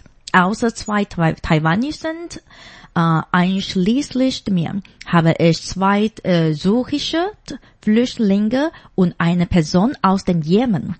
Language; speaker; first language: German; non-native, fluent; Chinese